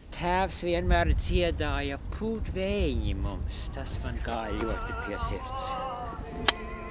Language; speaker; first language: Latvian; early bilingual, heritage; Latvian